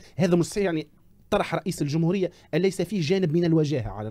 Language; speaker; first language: Arabic; native; Arabic